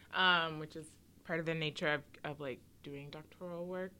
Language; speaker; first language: English; native; English